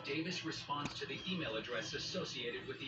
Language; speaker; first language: English; native; English